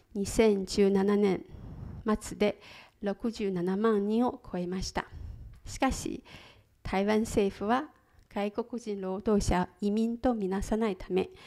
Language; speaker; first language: Japanese; non-native, fluent; Chinese